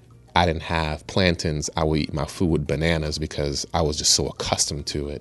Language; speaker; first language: English; early bilingual, other home language; Spanish